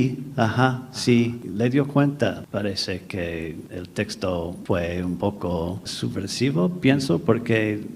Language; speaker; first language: Spanish; non-native, fluent; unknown